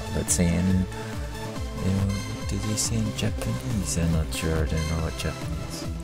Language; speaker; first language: English; non-native, fluent; Dutch